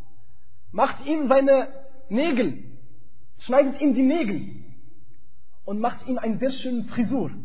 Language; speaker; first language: German; non-native, fluent; Arabic